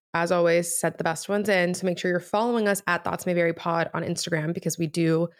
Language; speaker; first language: English; early bilingual, other home language; Spanish